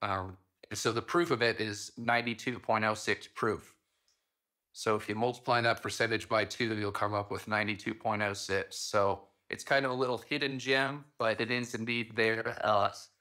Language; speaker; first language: English; native; English